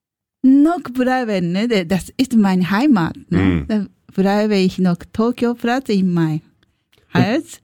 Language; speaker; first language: German; non-native, learner; Japanese